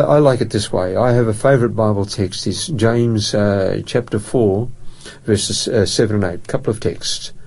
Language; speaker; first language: English; native; English